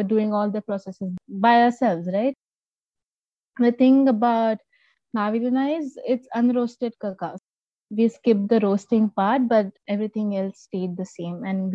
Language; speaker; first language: English; non-native, local second language; Marathi